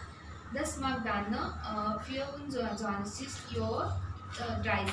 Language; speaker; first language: German; non-native, learner; Marathi